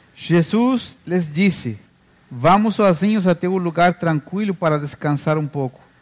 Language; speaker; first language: Portuguese; non-native, fluent; Spanish